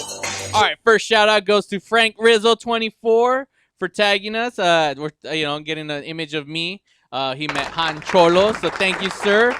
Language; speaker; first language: English; native; English